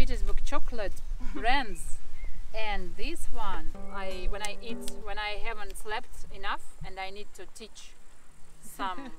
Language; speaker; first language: English; non-native, fluent; Russian